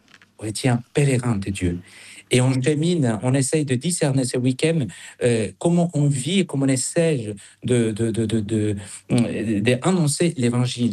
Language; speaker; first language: French; non-native, fluent; Spanish